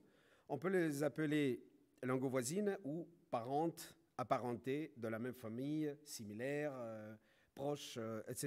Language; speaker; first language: French; non-native, fluent; Spanish